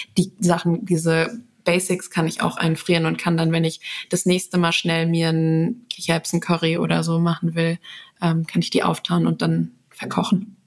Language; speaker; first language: German; early bilingual, other home language; Serbian